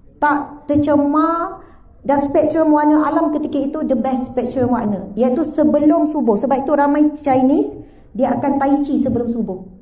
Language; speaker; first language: Malay; native; Malay